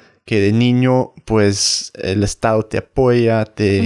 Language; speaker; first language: Spanish; non-native, fluent; English